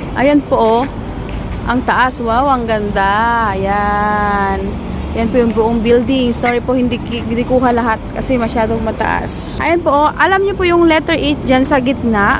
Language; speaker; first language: Filipino; native; Filipino